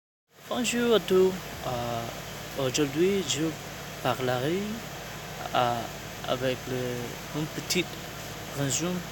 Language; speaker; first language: French; non-native, learner; Spanish